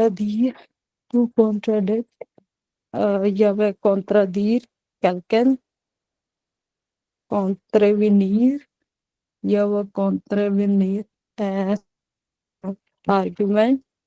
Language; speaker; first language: French; non-native, learner; Punjabi